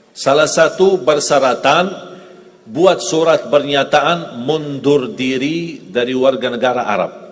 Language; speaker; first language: Malay; non-native, fluent; Arabic